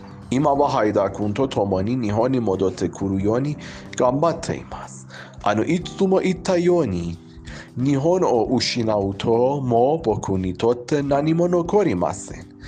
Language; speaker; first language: Japanese; non-native, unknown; Persian